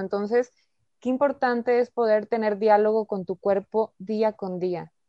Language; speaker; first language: Spanish; native; Spanish